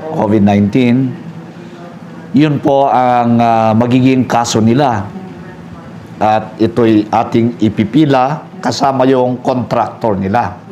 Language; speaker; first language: Filipino; non-native, local second language; Iloko